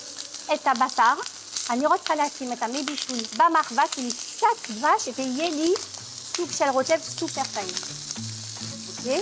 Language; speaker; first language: Hebrew; non-native, fluent; French